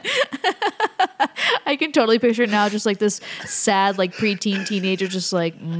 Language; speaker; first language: English; early bilingual, other home language; Spanish